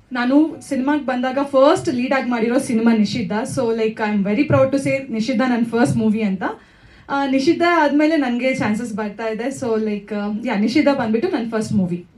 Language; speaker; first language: Kannada; native; Kannada